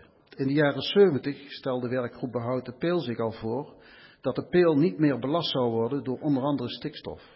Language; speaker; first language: Dutch; native; Dutch